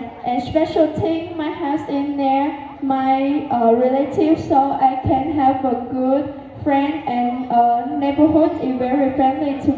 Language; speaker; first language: English; non-native, learner; Vietnamese